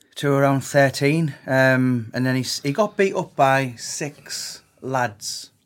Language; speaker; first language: English; native; English